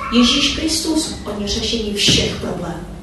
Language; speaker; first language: Czech; non-native, fluent; Korean